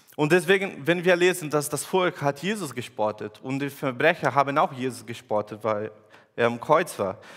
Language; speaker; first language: German; non-native, fluent; Portuguese